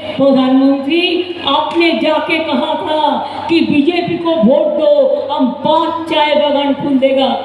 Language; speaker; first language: Hindi; non-native, local second language; Bangla